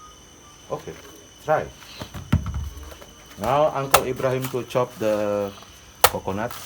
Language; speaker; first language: English; non-native, learner; Indonesian